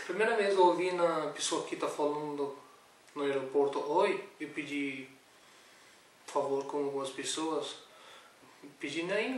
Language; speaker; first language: Portuguese; non-native, learner; Urdu